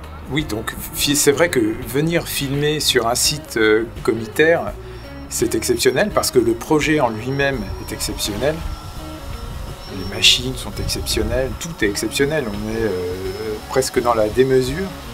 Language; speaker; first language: French; native; French